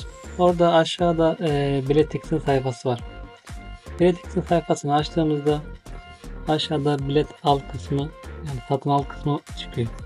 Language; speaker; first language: Turkish; native; Turkish